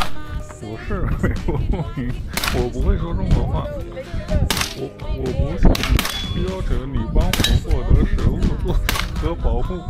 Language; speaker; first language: Chinese; non-native, learner; English